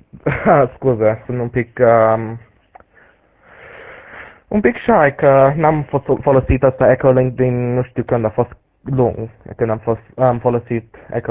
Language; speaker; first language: Romanian; early bilingual, heritage; English